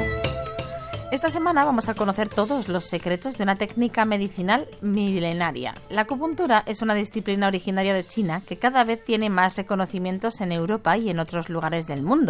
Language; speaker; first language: Spanish; native; Spanish